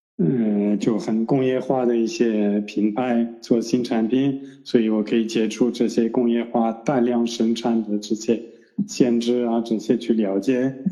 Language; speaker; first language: Chinese; non-native, fluent; French